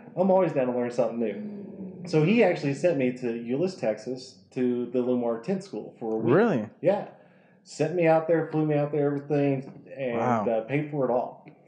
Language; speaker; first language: English; native; English